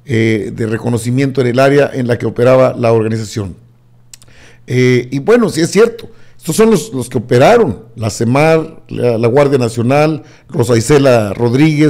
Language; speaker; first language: Spanish; native; Spanish